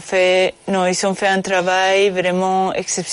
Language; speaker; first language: French; non-native, fluent; Spanish